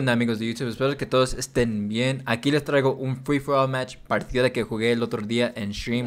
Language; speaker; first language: Spanish; early bilingual, heritage; Spanish